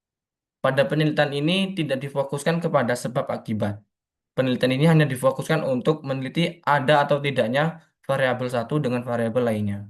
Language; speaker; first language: Indonesian; native; Indonesian